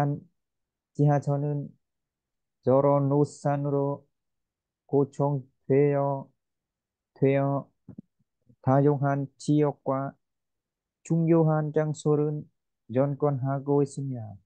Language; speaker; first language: Korean; non-native, learner; Vietnamese